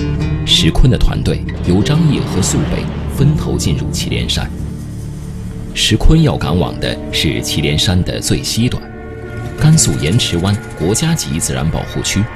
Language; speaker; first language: Chinese; native; Chinese